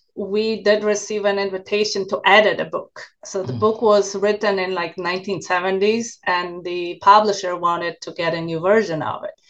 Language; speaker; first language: English; non-native, fluent; Polish